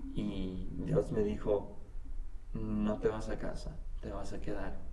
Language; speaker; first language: Spanish; non-native, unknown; English